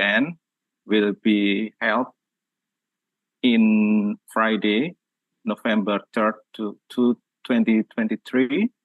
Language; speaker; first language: English; non-native, learner; Indonesian